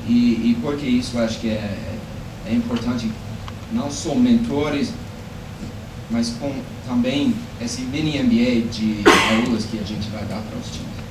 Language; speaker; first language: Portuguese; non-native, fluent; English